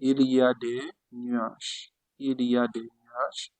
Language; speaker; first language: French; non-native, fluent; Italian